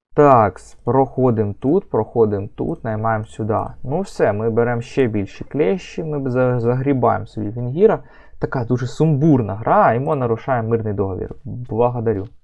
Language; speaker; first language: Ukrainian; native; Ukrainian